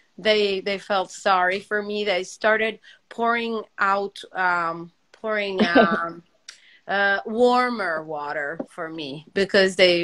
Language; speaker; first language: English; non-native, fluent; Italian